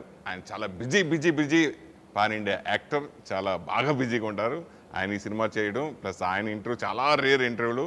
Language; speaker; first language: Telugu; native; Telugu